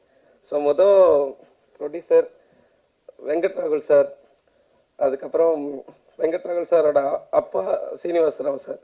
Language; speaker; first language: Tamil; native; Tamil